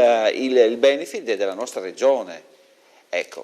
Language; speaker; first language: Italian; native; Italian